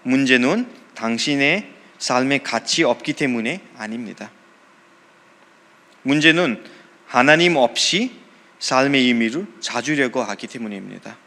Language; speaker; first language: Korean; non-native, fluent; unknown